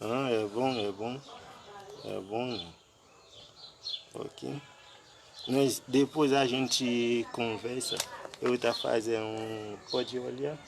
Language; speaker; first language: Portuguese; non-native, learner; Haitian Creole